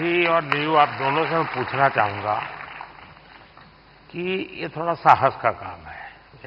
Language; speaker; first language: Hindi; non-native, local second language; Gujarati